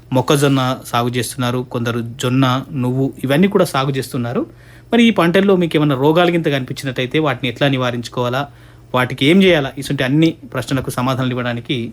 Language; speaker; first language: Telugu; native; Telugu